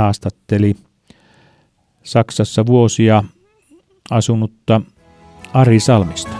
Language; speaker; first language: Finnish; native; Finnish